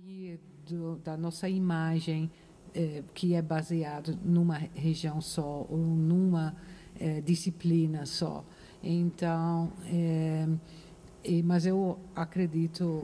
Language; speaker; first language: Portuguese; non-native, fluent; Dutch